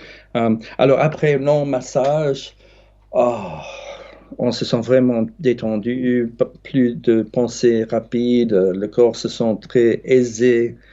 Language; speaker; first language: French; non-native, fluent; English